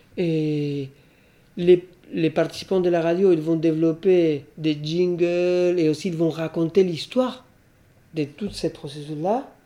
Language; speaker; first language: French; non-native, fluent; Spanish